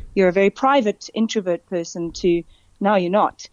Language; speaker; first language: English; native; English